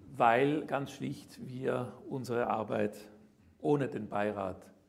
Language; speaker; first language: German; native; German